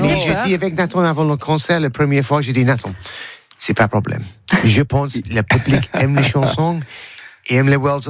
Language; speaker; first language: French; non-native, learner; English